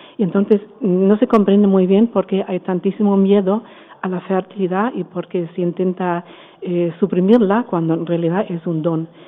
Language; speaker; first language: Spanish; non-native, fluent; German